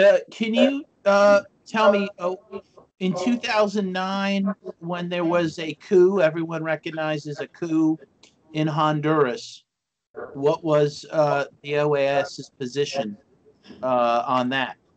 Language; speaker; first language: English; native; English